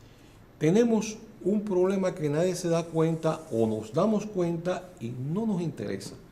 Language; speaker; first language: Spanish; native; Spanish